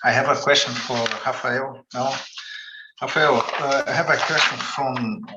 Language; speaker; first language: English; non-native, fluent; Portuguese